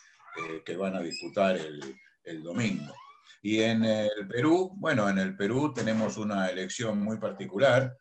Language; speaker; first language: Spanish; native; Spanish